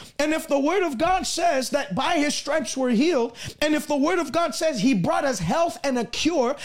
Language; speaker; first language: English; native; English